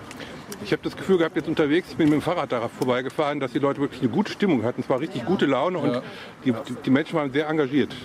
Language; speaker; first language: German; native; German